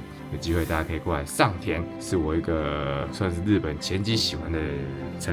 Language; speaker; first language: Chinese; native; Chinese